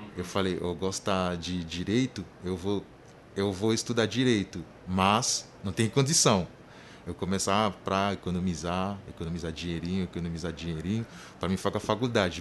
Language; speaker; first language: Portuguese; non-native, learner; Haitian Creole